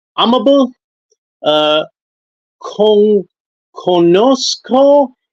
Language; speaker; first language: Spanish; non-native, learner; English